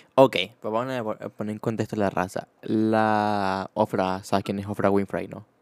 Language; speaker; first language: Spanish; native; Spanish